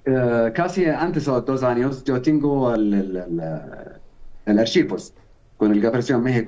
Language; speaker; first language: Spanish; non-native, learner; Arabic